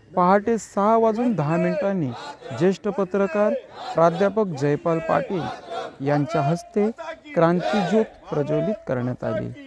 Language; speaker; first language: Marathi; native; Marathi